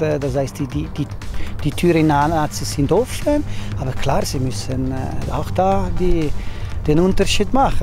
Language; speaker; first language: German; non-native, local second language; Italian